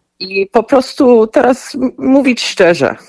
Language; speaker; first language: Polish; early bilingual, heritage; Polish